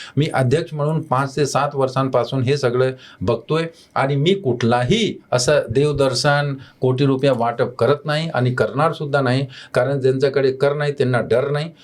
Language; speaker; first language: Marathi; non-native, fluent; Hindi